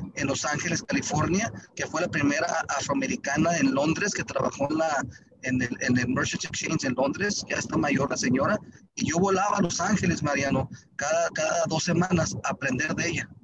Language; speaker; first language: Spanish; early bilingual, heritage; Spanish